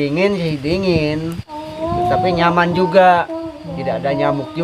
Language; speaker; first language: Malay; non-native, local second language; Sundanese